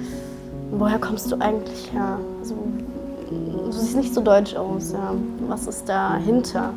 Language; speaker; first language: German; early bilingual, other home language; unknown